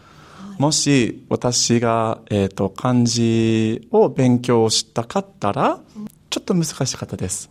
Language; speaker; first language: Japanese; non-native, fluent; English